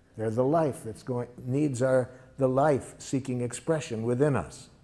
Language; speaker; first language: English; native; English